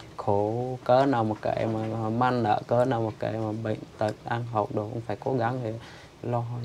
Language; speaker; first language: Vietnamese; non-native, local second language; Iu Mien